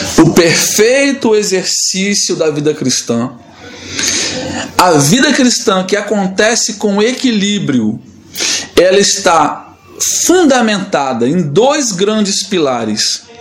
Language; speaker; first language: Portuguese; native; Portuguese